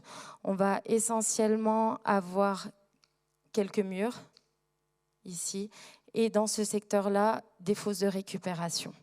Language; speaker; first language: French; native; French